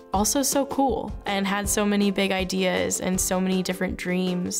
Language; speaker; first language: English; native; English